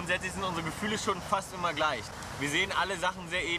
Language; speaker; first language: German; native; German